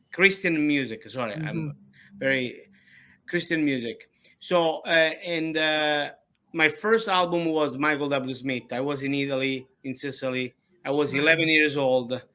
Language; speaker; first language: English; non-native, learner; Italian